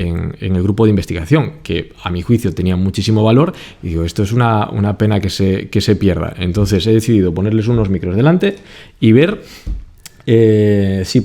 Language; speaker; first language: Spanish; native; Spanish